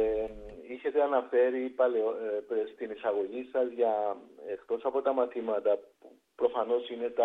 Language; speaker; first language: Greek; native; Greek